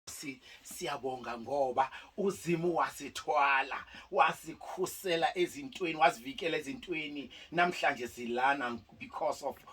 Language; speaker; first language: Zulu; non-native, local second language; Northern Sotho